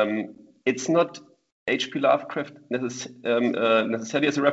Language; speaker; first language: English; non-native, fluent; German